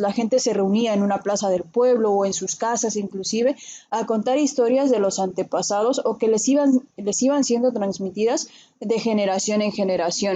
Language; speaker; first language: Spanish; native; Spanish